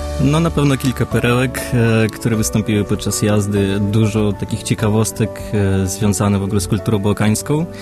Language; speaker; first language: Polish; early bilingual, other home language; Russian